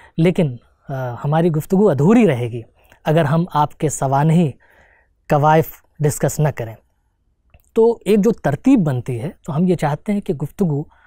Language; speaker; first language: Hindi; native; Hindi